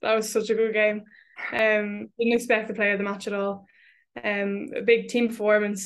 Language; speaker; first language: English; native; English